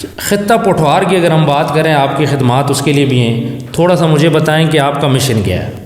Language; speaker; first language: Urdu; non-native, local second language; Pahari-Potwari